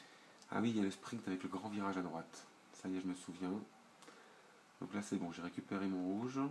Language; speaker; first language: French; native; French